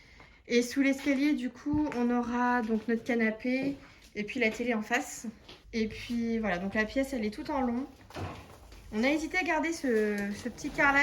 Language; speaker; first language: French; native; French